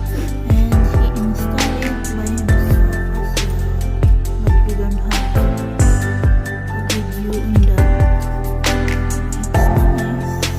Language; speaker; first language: English; non-native, local second language; Filipino